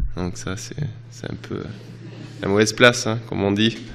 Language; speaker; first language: French; native; French